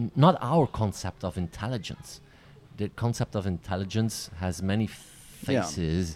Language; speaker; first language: English; non-native, fluent; Dutch